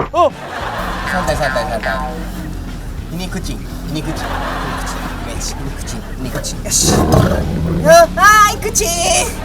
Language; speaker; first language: Indonesian; non-native, learner; Japanese